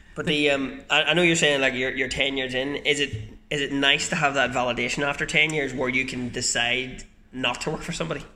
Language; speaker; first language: English; native; English